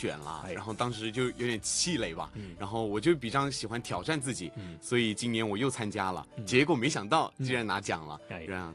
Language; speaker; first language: Chinese; native; Chinese